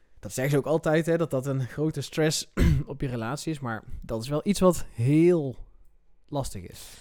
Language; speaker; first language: Dutch; native; Dutch